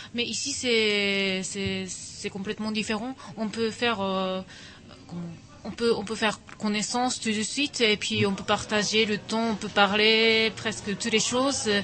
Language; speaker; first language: French; non-native, learner; Japanese